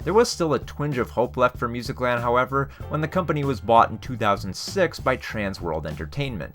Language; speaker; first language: English; native; English